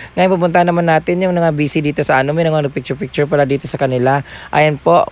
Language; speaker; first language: Filipino; non-native, local second language; Cebuano